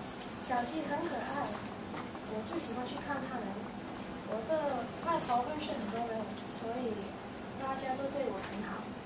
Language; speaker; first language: Chinese; non-native, learner; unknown